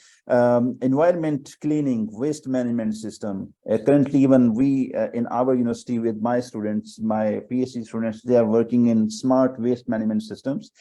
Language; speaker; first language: English; non-native, local second language; Malay